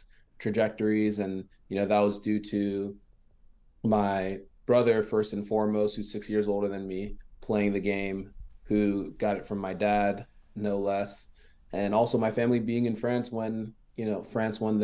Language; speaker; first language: English; early bilingual, other home language; French